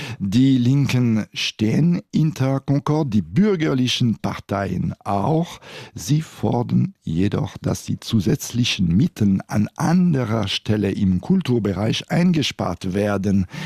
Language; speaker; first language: German; non-native, local second language; French